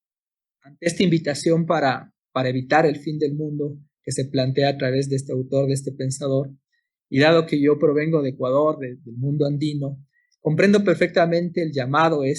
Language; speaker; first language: Spanish; native; Spanish